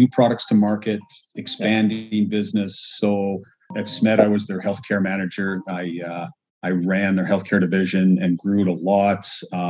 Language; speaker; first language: English; native; English